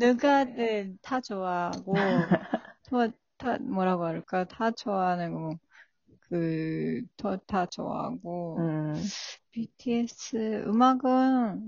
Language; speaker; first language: Korean; non-native, fluent; Japanese